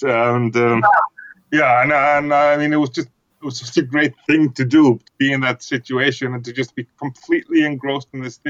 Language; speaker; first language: English; non-native, fluent; Icelandic